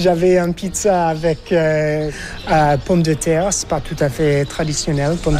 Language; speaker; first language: French; non-native, fluent; English